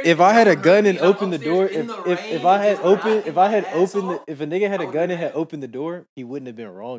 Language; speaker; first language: English; native; English